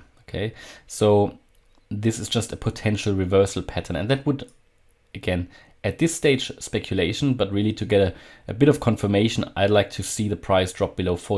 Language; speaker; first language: English; non-native, fluent; German